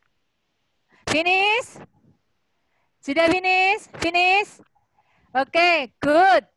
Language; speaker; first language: English; non-native, fluent; Indonesian